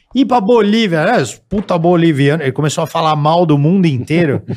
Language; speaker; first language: Portuguese; native; Portuguese